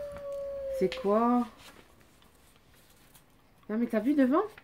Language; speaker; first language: French; native; French